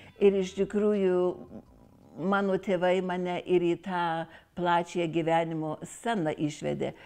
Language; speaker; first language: Lithuanian; early bilingual, heritage; Lithuanian